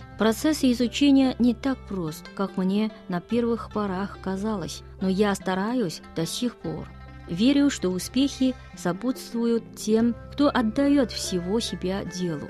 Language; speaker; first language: Russian; non-native, fluent; Chinese